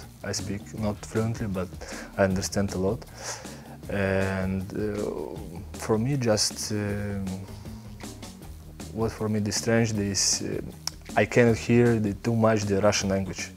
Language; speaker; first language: English; non-native, learner; Belarusian